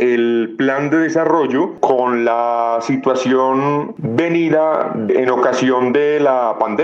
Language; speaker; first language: Spanish; native; Spanish